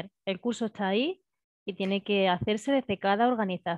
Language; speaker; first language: Spanish; native; Spanish